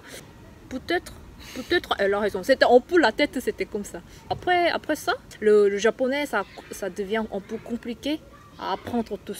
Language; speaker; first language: French; non-native, fluent; Korean